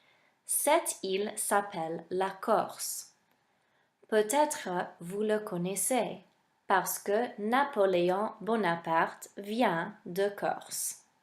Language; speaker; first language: French; non-native, fluent; English